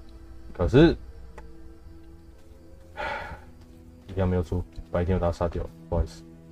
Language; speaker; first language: Chinese; native; Chinese